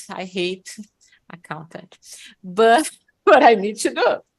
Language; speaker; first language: English; non-native, fluent; Portuguese